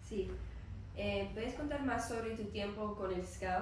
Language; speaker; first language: Spanish; non-native, learner; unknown